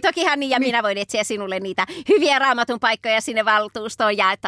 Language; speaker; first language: Finnish; native; Finnish